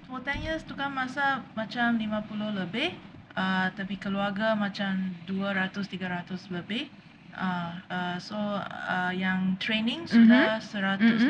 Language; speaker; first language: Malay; non-native, local second language; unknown